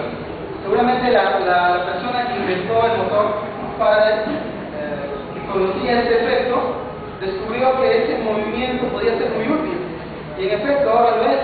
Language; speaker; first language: Spanish; native; Spanish